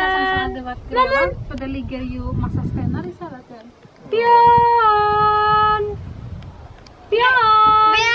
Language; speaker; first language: Swedish; non-native, learner; Indonesian